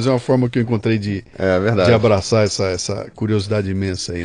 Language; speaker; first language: Portuguese; native; Portuguese